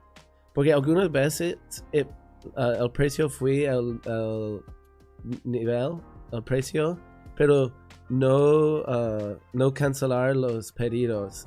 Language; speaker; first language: Spanish; non-native, learner; English